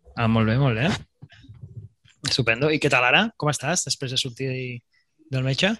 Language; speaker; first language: Catalan; native; Catalan